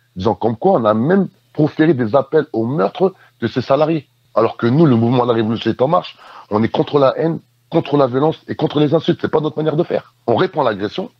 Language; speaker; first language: French; native; French